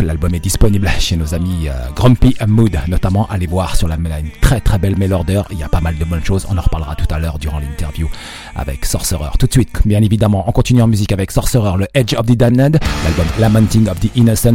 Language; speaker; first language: French; native; French